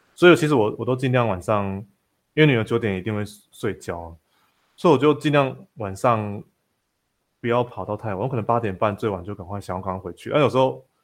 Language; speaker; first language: Chinese; native; Chinese